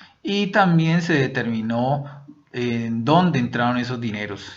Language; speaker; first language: Spanish; native; Spanish